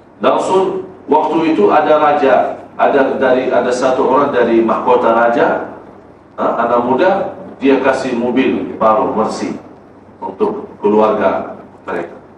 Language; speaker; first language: Malay; non-native, fluent; Arabic